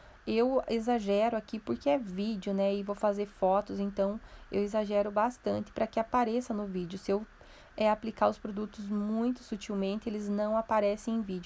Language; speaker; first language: Portuguese; native; Portuguese